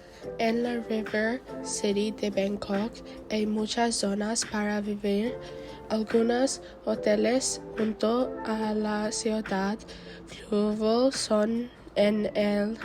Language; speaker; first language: Spanish; non-native, learner; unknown